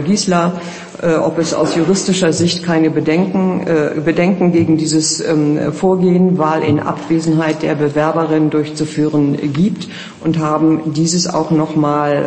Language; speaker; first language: German; native; German